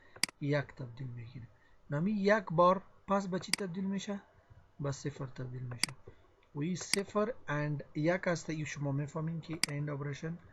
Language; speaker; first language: Persian; non-native, local second language; Pashto